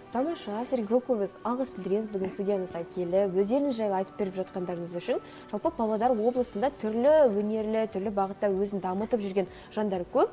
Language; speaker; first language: Kazakh; native; Kazakh